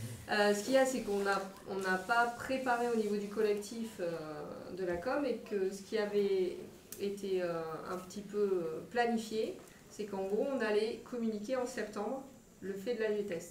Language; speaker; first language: French; native; French